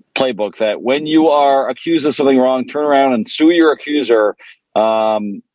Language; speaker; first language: English; non-native, fluent; French